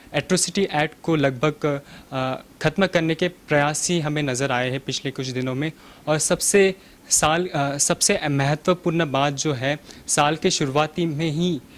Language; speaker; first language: Hindi; non-native, local second language; Marathi